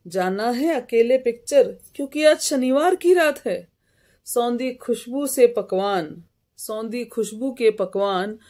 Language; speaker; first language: Hindi; native; Hindi